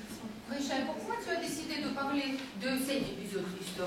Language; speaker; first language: French; non-native, fluent; Russian